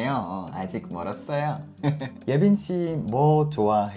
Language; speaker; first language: Korean; non-native, fluent; French